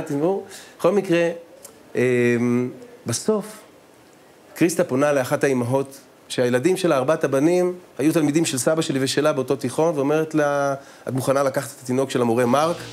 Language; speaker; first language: Hebrew; native; Hebrew